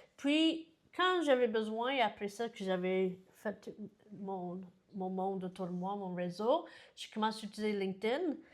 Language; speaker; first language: French; non-native, fluent; English